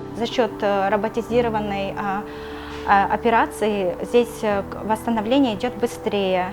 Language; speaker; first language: Russian; non-native, local second language; Kyrgyz